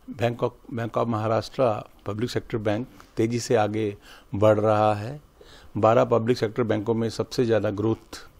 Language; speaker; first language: Hindi; native; Hindi